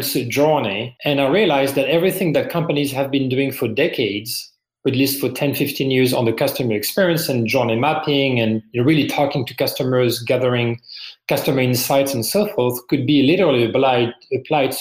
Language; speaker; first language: English; non-native, fluent; French